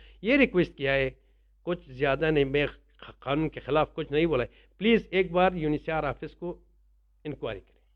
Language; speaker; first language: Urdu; non-native, learner; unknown